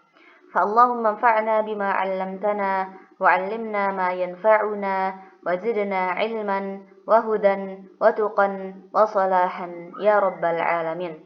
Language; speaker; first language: Arabic; non-native, fluent; Indonesian